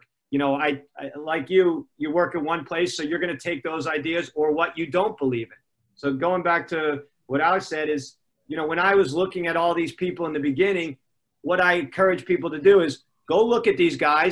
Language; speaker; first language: English; native; English